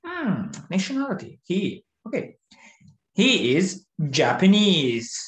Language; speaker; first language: English; non-native, fluent; Turkish